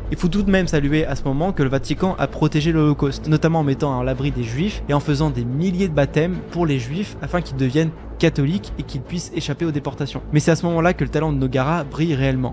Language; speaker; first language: French; native; French